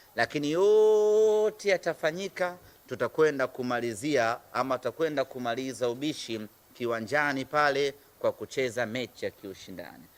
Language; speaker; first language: Swahili; native; Swahili